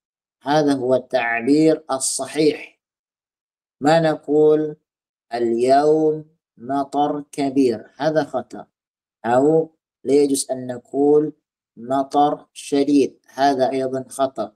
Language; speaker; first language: Arabic; non-native, fluent; Indonesian